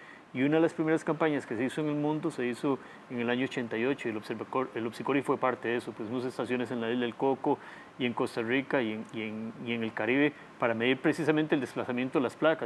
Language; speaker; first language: Spanish; native; Spanish